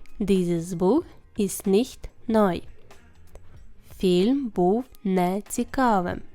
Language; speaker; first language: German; non-native, fluent; Ukrainian